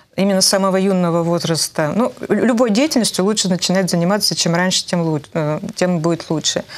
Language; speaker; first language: Russian; native; Russian